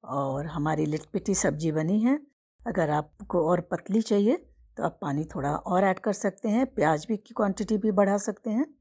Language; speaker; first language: Hindi; native; Hindi